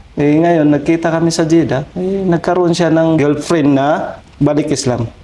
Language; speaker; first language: Filipino; non-native, local second language; Waray